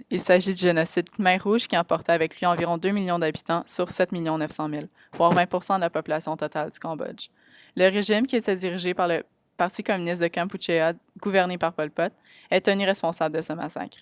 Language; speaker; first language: French; native; French